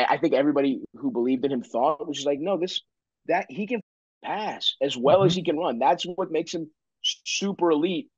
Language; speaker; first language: English; native; English